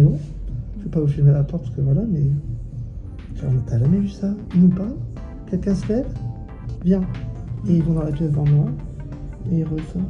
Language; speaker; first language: French; native; French